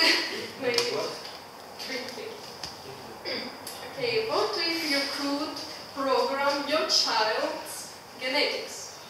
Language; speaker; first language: English; non-native, learner; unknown